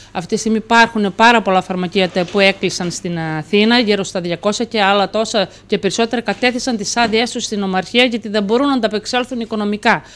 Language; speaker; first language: Greek; native; Greek